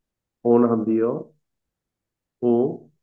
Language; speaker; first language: French; non-native, learner; Bangla